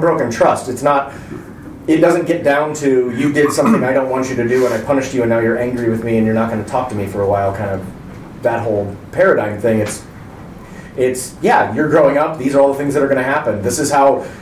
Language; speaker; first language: English; native; English